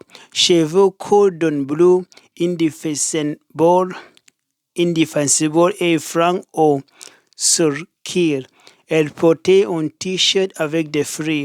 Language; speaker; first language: French; non-native, learner; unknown